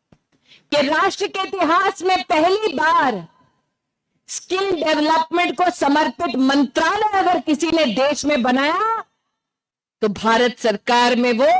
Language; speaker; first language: Hindi; non-native, local second language; Gujarati